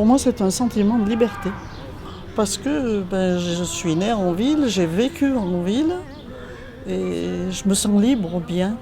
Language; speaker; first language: French; native; French